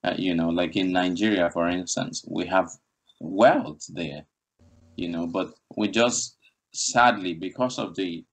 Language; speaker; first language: English; non-native, local second language; Igbo